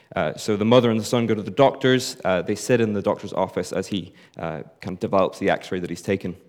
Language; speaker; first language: English; native; English